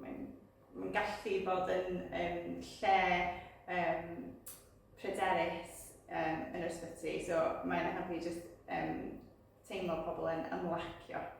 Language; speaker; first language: Welsh; non-native, learner; English